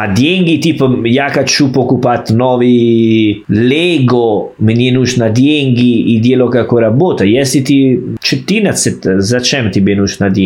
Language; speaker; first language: Russian; non-native, fluent; Italian